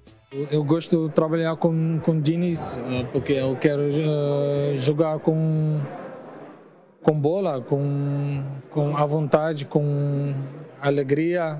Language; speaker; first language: Portuguese; non-native, learner; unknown